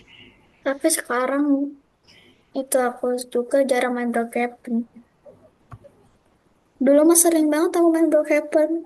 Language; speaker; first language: Indonesian; native; Indonesian